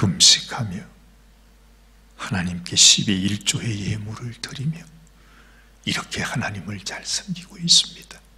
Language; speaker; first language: Korean; native; Korean